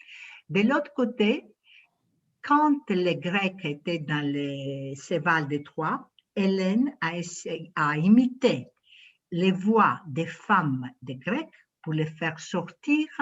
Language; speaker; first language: French; non-native, fluent; Greek